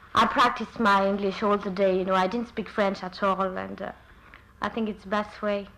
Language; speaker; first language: English; non-native, fluent; French